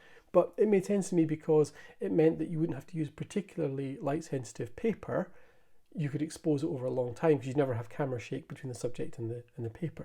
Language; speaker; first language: English; native; English